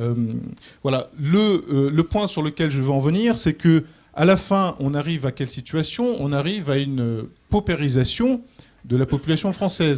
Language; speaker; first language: French; native; French